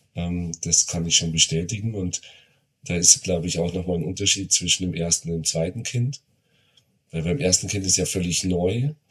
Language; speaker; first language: German; native; German